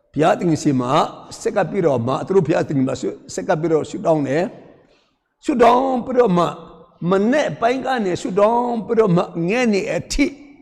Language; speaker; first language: Burmese; non-native, local second language; Hakha Chin